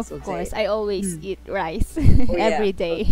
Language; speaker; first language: English; non-native, fluent; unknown